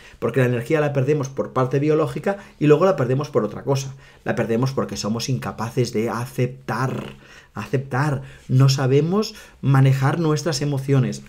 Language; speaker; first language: Spanish; non-native, local second language; Catalan